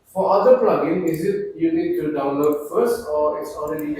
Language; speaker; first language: English; non-native, fluent; Indonesian